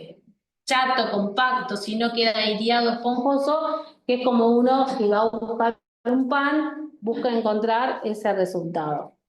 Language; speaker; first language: Spanish; native; Spanish